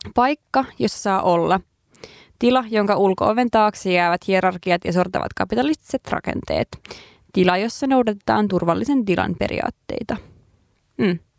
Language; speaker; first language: Finnish; native; Finnish